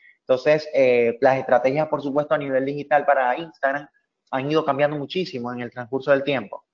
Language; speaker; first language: Spanish; native; Spanish